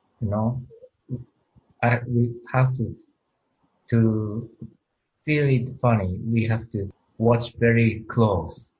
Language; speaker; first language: English; non-native, learner; Japanese